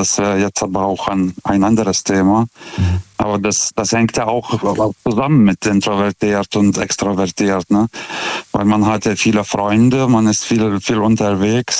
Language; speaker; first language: German; non-native, fluent; Lithuanian